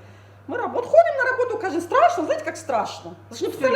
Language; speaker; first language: Russian; native; Russian